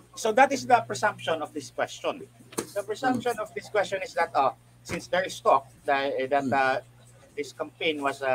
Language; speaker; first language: English; non-native, local second language; Filipino